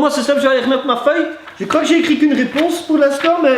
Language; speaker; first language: French; native; French